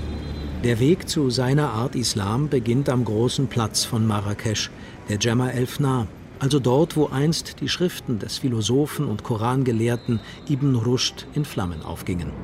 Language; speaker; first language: German; native; German